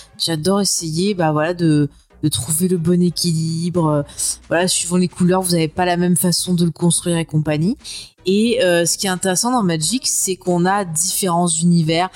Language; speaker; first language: French; native; French